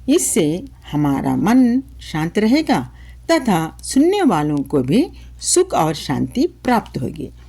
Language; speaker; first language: Hindi; non-native, local second language; Telugu